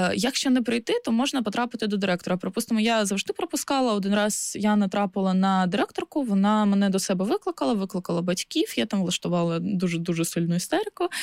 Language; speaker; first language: Ukrainian; non-native, local second language; Russian